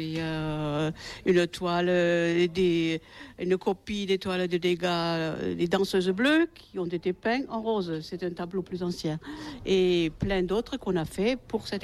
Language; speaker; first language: French; native; French